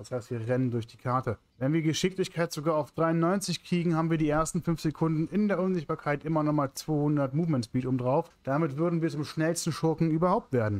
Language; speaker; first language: German; native; German